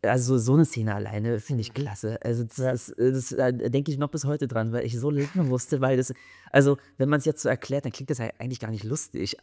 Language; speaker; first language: German; native; German